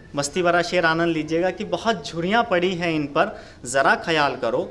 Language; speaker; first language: Hindi; native; Hindi